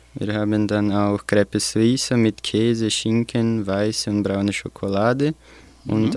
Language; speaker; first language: German; non-native, learner; Portuguese